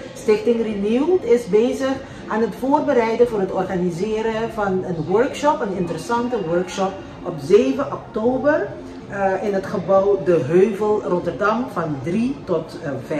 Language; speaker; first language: Dutch; non-native, local second language; Papiamento